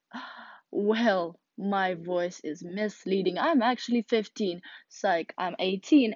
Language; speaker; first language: English; non-native, fluent; Russian